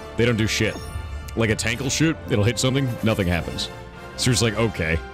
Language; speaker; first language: English; native; English